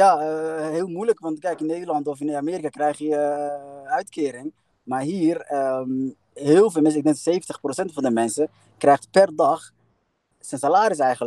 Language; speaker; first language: Dutch; early bilingual, other home language; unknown